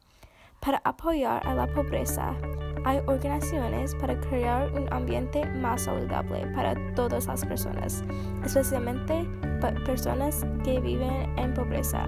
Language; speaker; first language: Spanish; non-native, learner; English